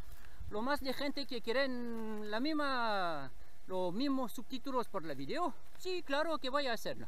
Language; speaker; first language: Spanish; non-native, learner; French